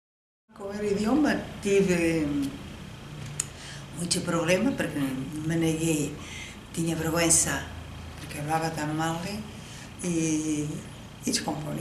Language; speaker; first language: Portuguese; non-native, fluent; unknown